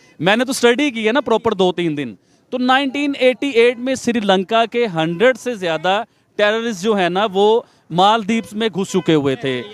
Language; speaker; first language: Urdu; non-native, local second language; Punjabi